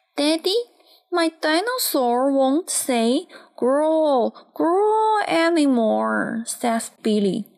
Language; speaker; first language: English; non-native, fluent; Chinese